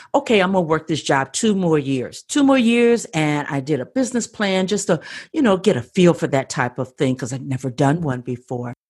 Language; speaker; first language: English; native; English